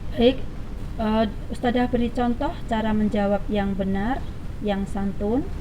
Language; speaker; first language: Indonesian; native; Indonesian